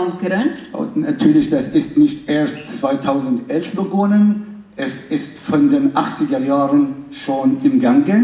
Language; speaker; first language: German; non-native, fluent; Kurdish